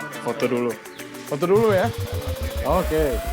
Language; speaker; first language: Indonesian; non-native, learner; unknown